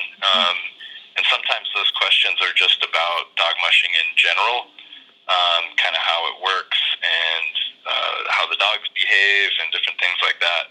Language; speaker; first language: English; native; English